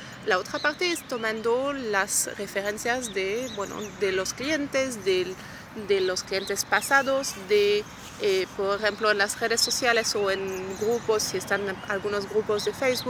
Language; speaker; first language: Spanish; non-native, fluent; French